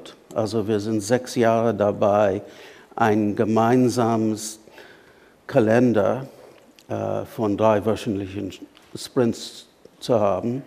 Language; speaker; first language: German; non-native, fluent; English